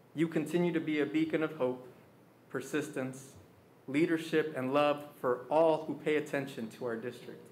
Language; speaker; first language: English; early bilingual, other home language; Spanish